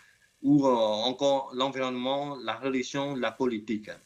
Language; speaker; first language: French; non-native, learner; Khmer